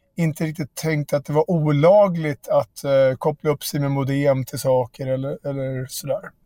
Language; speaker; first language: Swedish; native; Swedish